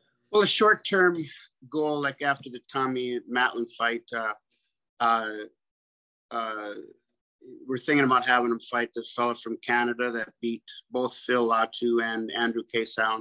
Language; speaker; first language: English; native; English